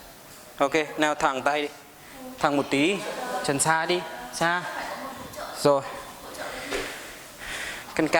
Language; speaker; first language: Vietnamese; non-native, learner; Hindi